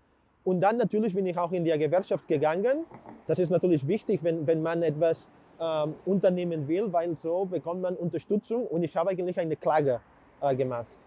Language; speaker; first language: German; non-native, fluent; Catalan